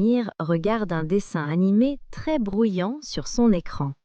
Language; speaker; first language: French; non-native, local second language; Arabic